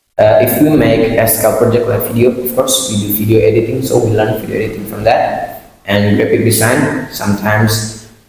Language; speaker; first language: English; non-native, learner; Indonesian